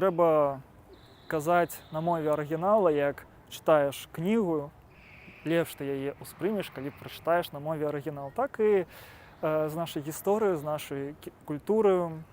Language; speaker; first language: Belarusian; non-native, local second language; Russian